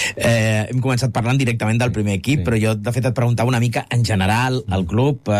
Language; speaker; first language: Catalan; native; Catalan